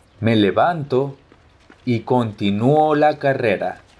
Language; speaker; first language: Spanish; early bilingual, heritage; Spanish